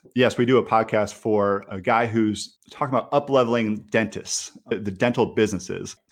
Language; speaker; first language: English; native; English